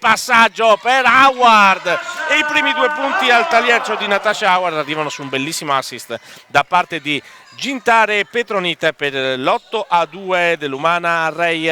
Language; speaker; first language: Italian; native; Italian